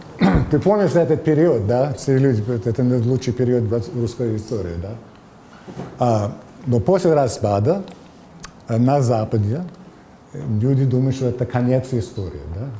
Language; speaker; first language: Russian; non-native, fluent; English